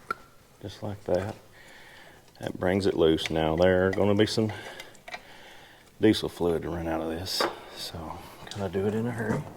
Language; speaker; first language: English; native; English